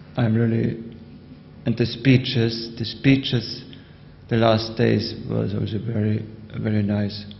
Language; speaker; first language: English; non-native, learner; German